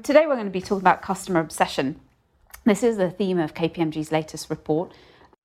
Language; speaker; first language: English; native; English